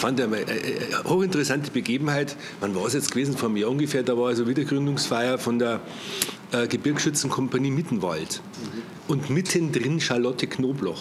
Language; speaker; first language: German; native; German